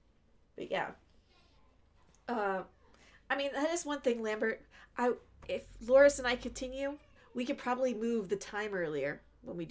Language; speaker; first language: English; native; English